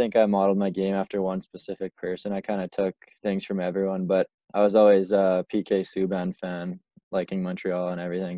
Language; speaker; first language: English; native; English